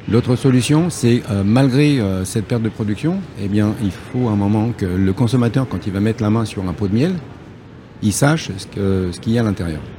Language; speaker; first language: French; native; French